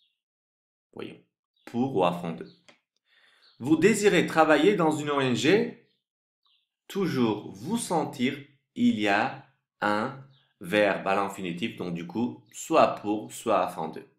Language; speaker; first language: French; non-native, fluent; Turkish